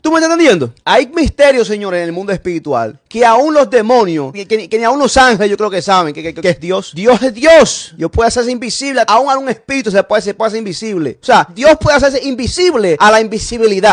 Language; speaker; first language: Spanish; native; Spanish